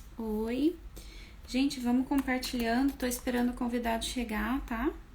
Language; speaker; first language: Portuguese; native; Portuguese